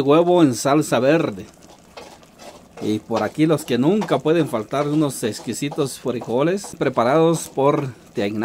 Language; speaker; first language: Spanish; native; Spanish